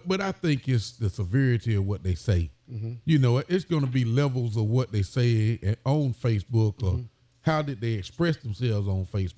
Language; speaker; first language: English; native; English